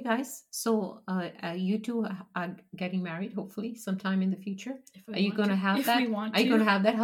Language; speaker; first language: English; non-native, local second language; Punjabi